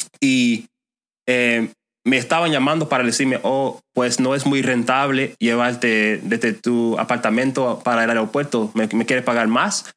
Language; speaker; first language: Spanish; non-native, fluent; English